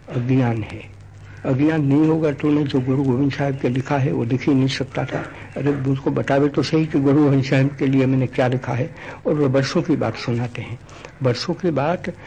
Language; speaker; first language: Hindi; non-native, local second language; Gujarati